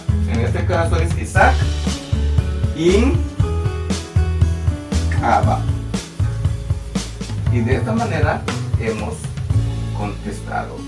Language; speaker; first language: Spanish; non-native, local second language; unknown